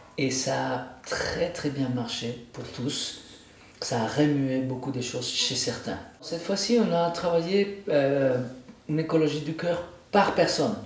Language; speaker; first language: French; non-native, fluent; Spanish